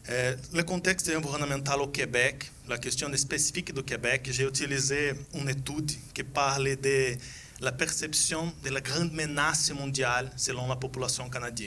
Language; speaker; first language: French; non-native, fluent; Portuguese